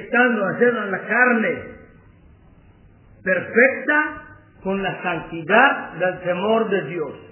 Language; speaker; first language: Spanish; non-native, learner; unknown